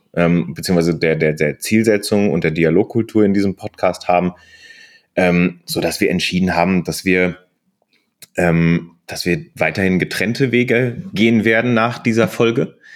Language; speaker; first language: German; non-native, fluent; Polish